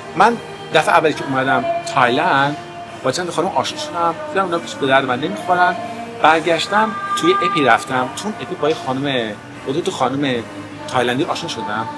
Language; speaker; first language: Persian; early bilingual, heritage; Persian